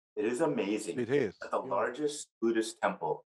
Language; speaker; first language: English; native; English